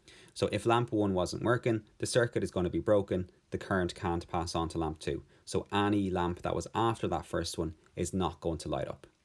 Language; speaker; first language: English; native; English